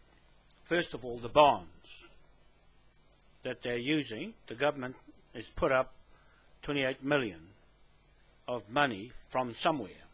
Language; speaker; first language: English; native; English